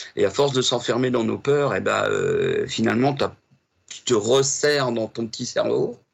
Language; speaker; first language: French; native; French